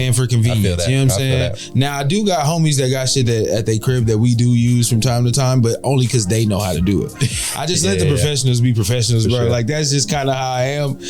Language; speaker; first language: English; native; English